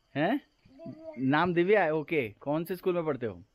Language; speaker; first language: Hindi; native; Hindi